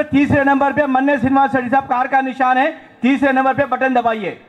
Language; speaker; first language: Hindi; non-native, local second language; Telugu